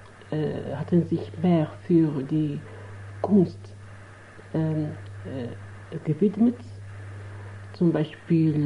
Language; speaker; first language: German; non-native, fluent; Arabic